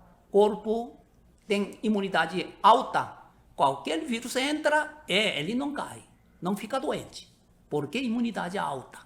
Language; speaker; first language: Portuguese; non-native, learner; Korean